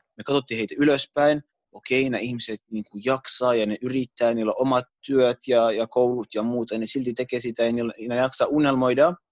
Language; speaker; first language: Finnish; early bilingual, other home language; Arabic